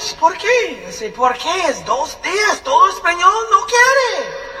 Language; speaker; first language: Spanish; non-native, learner; English